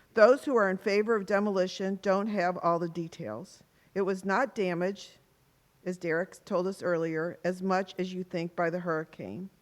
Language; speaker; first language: English; native; English